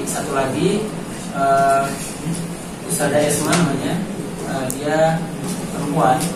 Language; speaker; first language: Indonesian; native; Indonesian